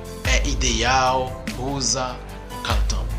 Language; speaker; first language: Portuguese; non-native, learner; Haitian Creole